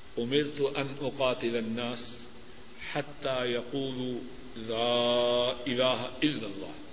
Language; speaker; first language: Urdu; non-native, local second language; Punjabi